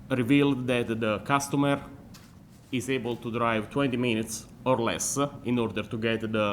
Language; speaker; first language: English; non-native, fluent; Italian